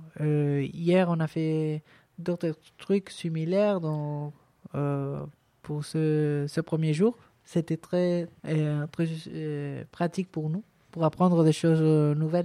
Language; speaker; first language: French; non-native, fluent; Spanish